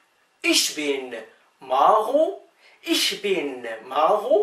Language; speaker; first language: German; non-native, fluent; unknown